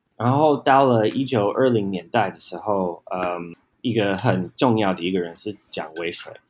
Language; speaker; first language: Chinese; non-native, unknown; English